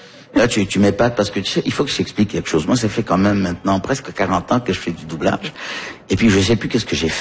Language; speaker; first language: French; early bilingual, heritage; French